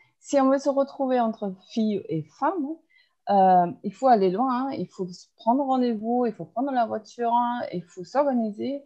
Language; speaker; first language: French; non-native, fluent; German